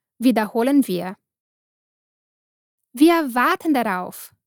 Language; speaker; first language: German; non-native, fluent; Portuguese